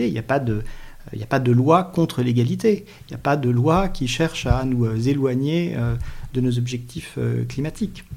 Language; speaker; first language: French; native; French